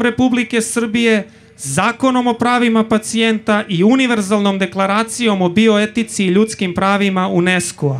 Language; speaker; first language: Serbian; native; Serbian